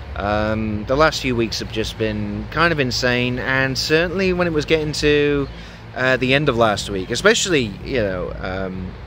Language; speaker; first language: English; native; English